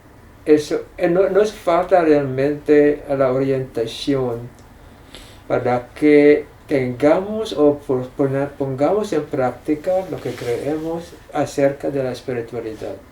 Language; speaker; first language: Spanish; non-native, fluent; English